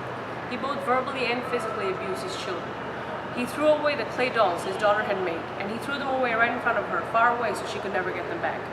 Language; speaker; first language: English; non-native, local second language; Bangla